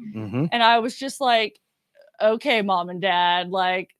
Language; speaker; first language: English; native; English